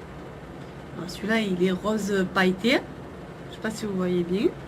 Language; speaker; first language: French; native; French